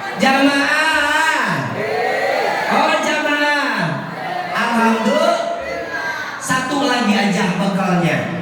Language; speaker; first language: Indonesian; non-native, local second language; Sundanese